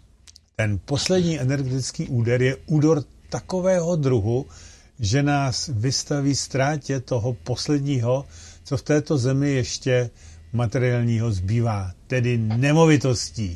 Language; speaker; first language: Czech; native; Czech